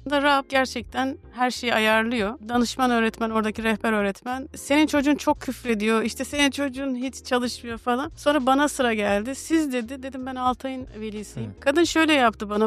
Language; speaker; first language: Turkish; native; Turkish